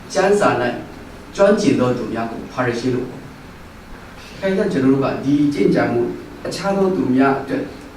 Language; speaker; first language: Burmese; non-native, local second language; Kachin